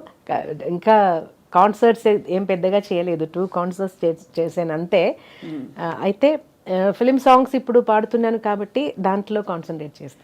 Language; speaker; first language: Telugu; non-native, fluent; Malayalam